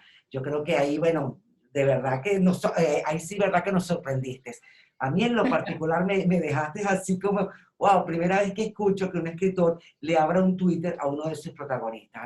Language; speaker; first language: Spanish; native; Spanish